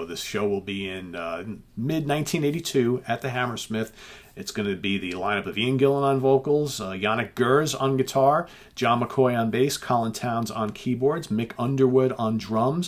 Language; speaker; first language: English; native; English